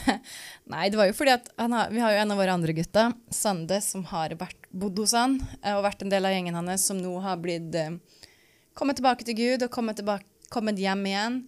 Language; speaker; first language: Norwegian; native; Norwegian